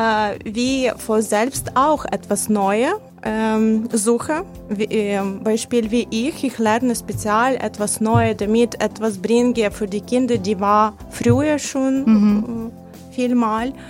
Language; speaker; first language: German; non-native, learner; Ukrainian